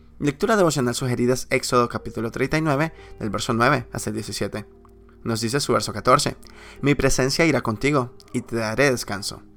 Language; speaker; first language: Spanish; native; Spanish